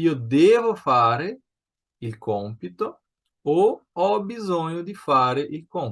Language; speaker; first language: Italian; non-native, fluent; Portuguese